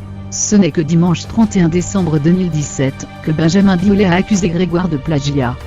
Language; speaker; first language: French; native; French